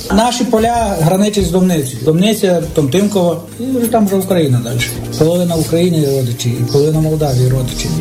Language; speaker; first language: Ukrainian; native; Ukrainian